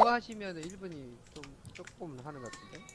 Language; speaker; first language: Korean; non-native, fluent; Chinese